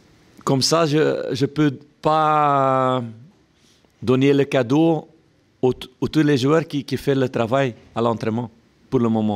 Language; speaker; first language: French; non-native, local second language; Dutch